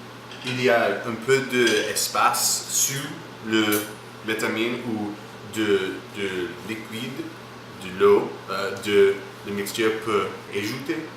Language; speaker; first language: French; non-native, learner; English